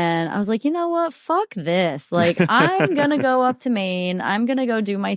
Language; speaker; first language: English; native; English